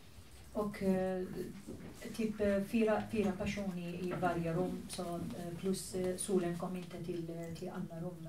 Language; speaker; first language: Swedish; non-native, fluent; Arabic